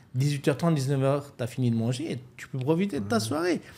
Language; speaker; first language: French; native; French